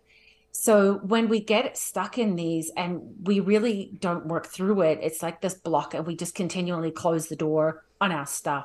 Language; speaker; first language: English; native; English